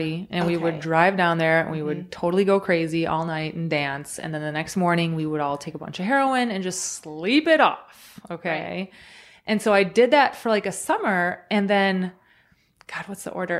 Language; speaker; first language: English; early bilingual, other home language; Croatian